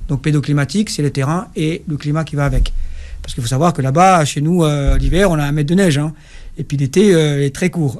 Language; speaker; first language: French; non-native, local second language; Kabyle